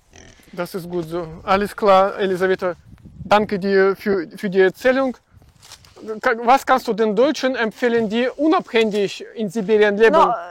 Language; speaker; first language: German; non-native, fluent; Russian